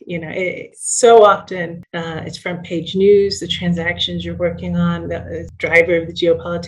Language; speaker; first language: English; native; English